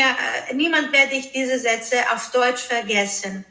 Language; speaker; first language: German; non-native, fluent; Greek